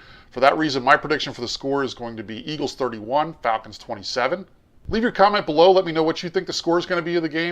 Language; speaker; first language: English; native; English